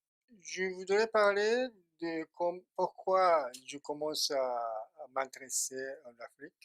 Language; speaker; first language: French; non-native, fluent; Japanese